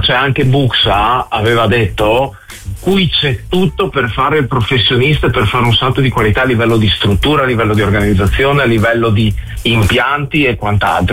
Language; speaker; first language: Italian; native; Italian